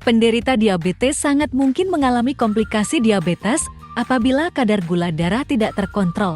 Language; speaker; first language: Indonesian; native; Indonesian